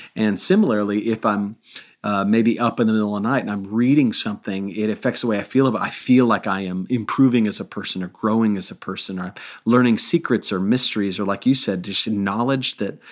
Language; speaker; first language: English; native; English